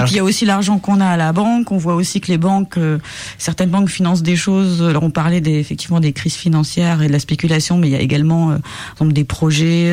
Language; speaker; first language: French; native; French